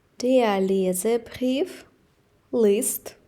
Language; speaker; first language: German; non-native, fluent; Ukrainian